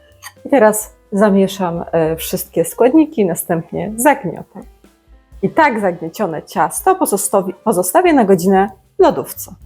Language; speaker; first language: Polish; native; Polish